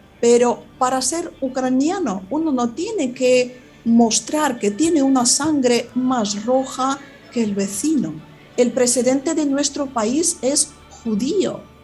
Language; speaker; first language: Spanish; non-native, fluent; Russian